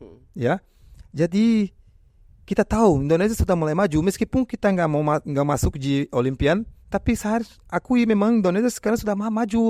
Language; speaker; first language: Indonesian; non-native, fluent; Portuguese